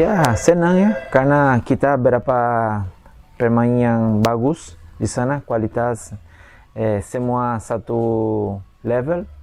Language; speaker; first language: Indonesian; non-native, fluent; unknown